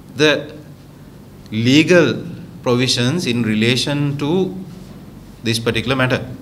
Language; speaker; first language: English; non-native, local second language; Sinhala